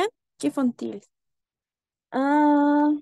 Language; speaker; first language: French; non-native, learner; Spanish